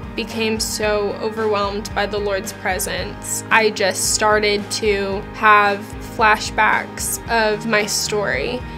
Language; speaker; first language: English; native; English